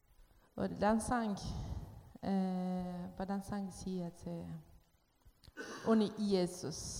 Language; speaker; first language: Norwegian; non-native, learner; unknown